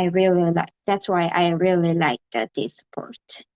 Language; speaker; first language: English; non-native, learner; Korean